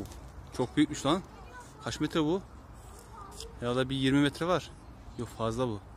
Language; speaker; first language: Turkish; native; Turkish